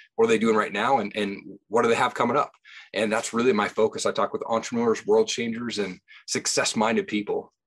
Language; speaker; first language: English; native; English